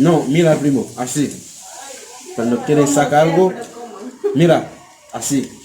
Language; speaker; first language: Spanish; non-native, learner; Haitian Creole